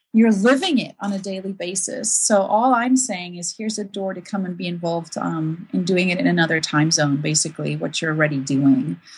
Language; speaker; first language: English; native; English